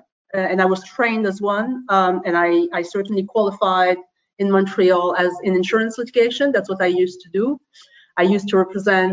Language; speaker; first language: English; non-native, fluent; French